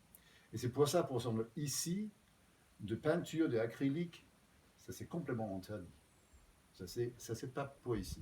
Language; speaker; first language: French; non-native, fluent; Danish